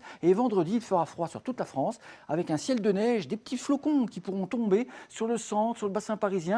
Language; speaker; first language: French; native; French